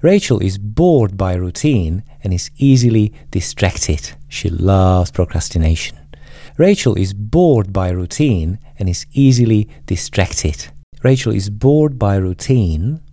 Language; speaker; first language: English; non-native, fluent; Slovak